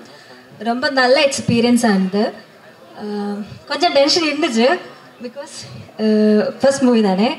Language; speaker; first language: Tamil; non-native, learner; Malayalam